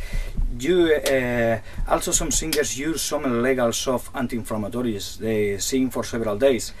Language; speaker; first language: English; non-native, learner; Spanish